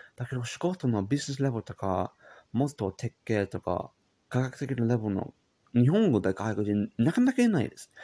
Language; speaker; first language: Japanese; non-native, learner; English